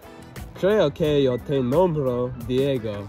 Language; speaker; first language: Spanish; non-native, learner; English